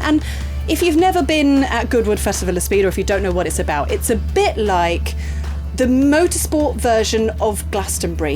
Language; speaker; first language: English; native; English